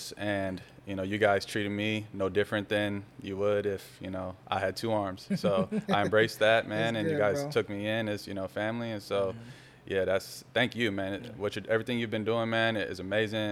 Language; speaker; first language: English; native; English